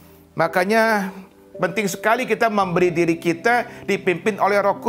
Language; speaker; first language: Indonesian; native; Indonesian